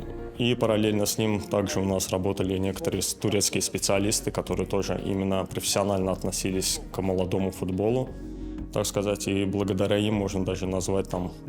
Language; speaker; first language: Russian; non-native, local second language; Azerbaijani